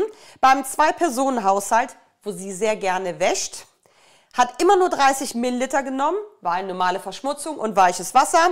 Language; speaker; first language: German; native; German